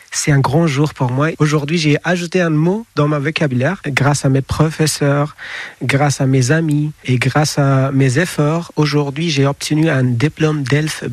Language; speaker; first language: French; non-native, fluent; Persian